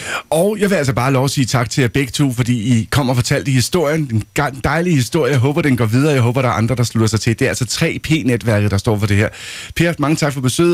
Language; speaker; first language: Danish; native; Danish